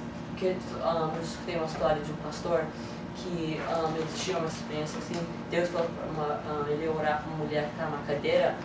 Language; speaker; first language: Portuguese; early bilingual, heritage; English